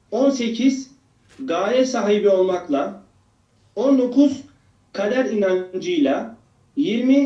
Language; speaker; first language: Turkish; native; Turkish